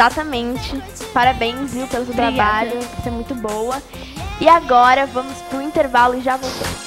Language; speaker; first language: Portuguese; native; Portuguese